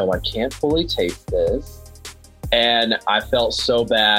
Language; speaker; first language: English; native; English